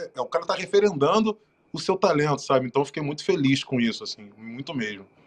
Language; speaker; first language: Portuguese; native; Portuguese